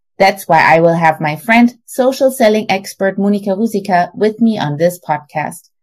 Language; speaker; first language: English; non-native, fluent; German